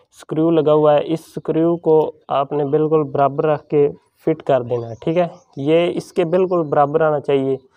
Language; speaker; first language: Urdu; non-native, local second language; Punjabi